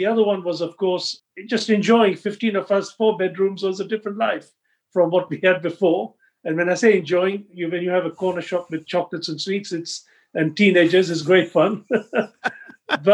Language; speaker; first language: English; non-native, local second language; Sindhi